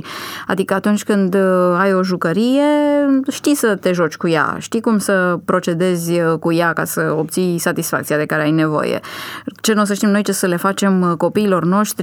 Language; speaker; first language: Romanian; native; Romanian